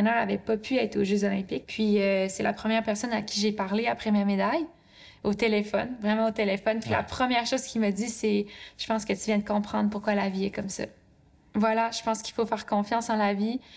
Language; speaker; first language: French; native; French